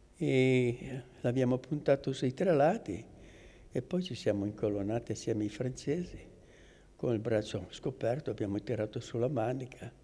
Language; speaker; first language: Italian; native; Italian